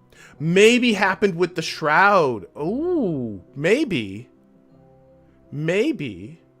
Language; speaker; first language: English; native; English